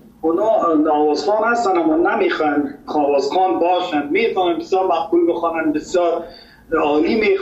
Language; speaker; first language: Persian; native; Persian